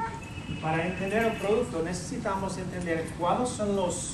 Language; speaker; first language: Spanish; early bilingual, heritage; English